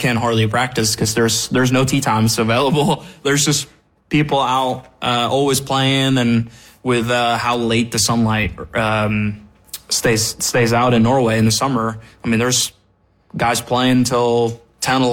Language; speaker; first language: English; non-native, fluent; Norwegian